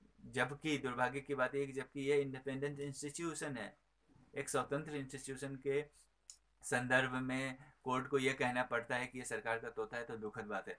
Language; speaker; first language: Hindi; native; Hindi